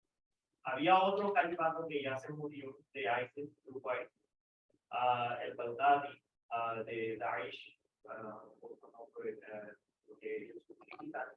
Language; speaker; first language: Spanish; non-native, fluent; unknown